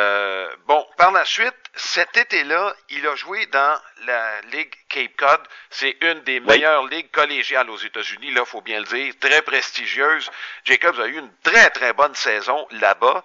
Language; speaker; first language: French; native; French